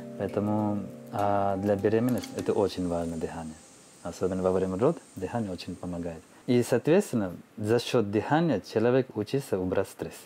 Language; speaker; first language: Russian; non-native, fluent; Telugu